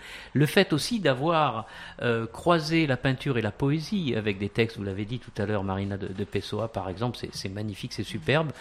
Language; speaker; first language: French; native; French